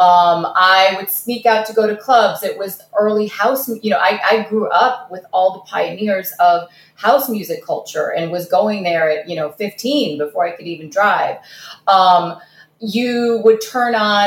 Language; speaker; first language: English; early bilingual, other home language; Russian